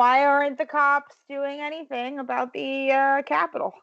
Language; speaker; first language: English; native; English